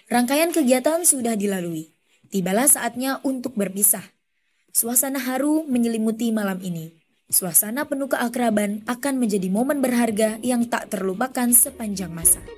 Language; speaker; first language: Indonesian; native; Indonesian